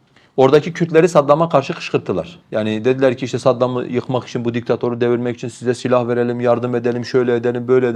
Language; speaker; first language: Turkish; non-native, local second language; Kurdish